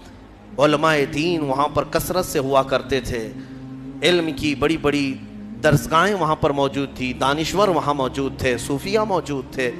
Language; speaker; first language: Urdu; native; Urdu